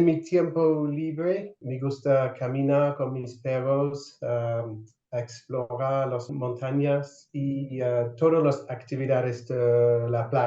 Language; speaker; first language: Spanish; non-native, fluent; English